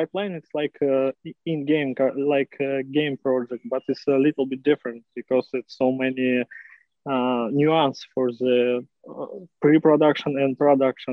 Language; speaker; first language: English; non-native, learner; Russian